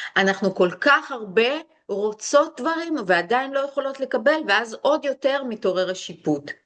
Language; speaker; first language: Hebrew; early bilingual, other home language; Russian